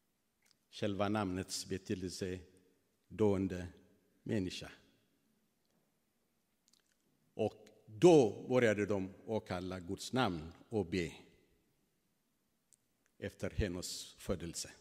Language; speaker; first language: Swedish; non-native, fluent; Tigrinya